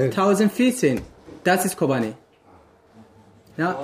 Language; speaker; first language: German; non-native, fluent; Kurdish